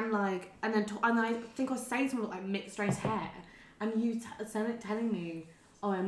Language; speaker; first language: English; native; English